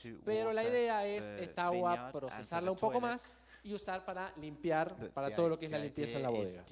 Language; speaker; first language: Spanish; native; Spanish